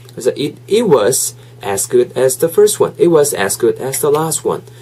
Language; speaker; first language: English; non-native, fluent; Korean